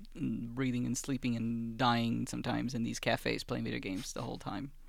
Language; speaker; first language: English; early bilingual, other home language; Swedish